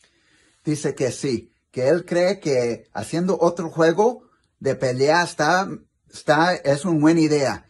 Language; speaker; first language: Spanish; non-native, learner; English